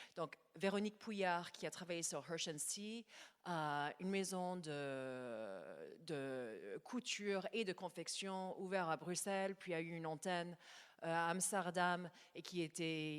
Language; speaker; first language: French; non-native, fluent; English